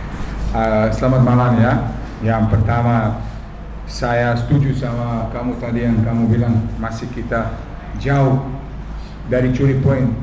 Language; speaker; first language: Indonesian; non-native, fluent; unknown